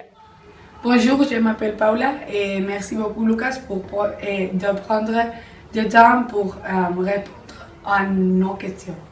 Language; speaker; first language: French; non-native, learner; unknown